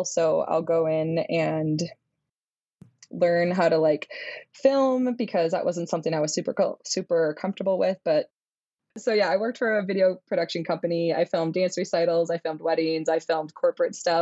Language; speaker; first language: English; native; English